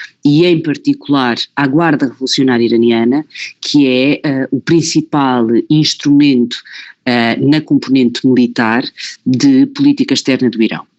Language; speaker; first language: Portuguese; native; Portuguese